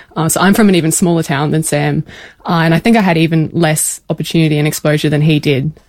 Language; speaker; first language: English; native; English